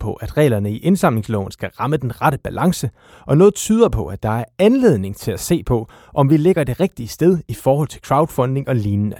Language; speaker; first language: Danish; native; Danish